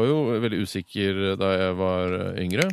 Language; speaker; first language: Norwegian; native; Norwegian